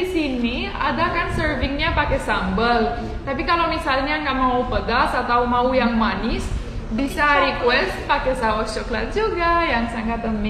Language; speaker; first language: Indonesian; non-native, fluent; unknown